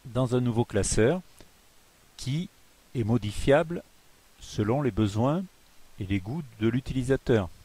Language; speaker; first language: French; native; French